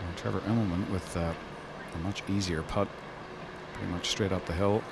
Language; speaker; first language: English; native; English